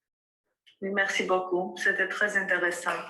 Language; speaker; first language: French; non-native, learner; Armenian